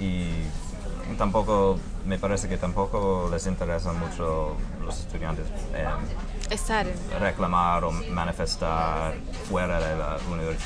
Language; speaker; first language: Spanish; non-native, fluent; English